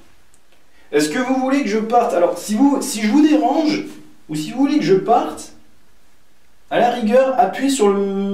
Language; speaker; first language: French; native; French